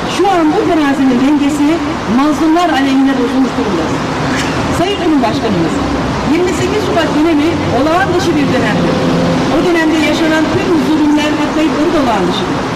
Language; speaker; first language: Turkish; native; Turkish